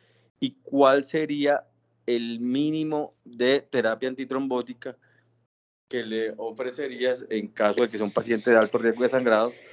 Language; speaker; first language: Spanish; native; Spanish